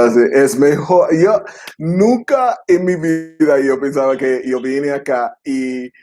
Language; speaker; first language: Spanish; non-native, learner; English